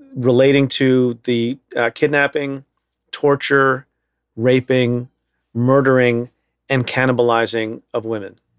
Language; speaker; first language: English; early bilingual, other home language; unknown